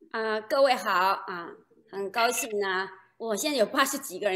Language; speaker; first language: Chinese; native; Chinese